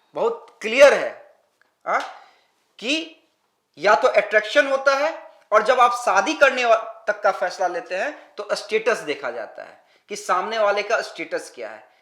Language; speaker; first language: Hindi; native; Hindi